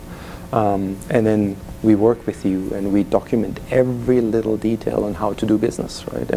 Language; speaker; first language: English; non-native, fluent; German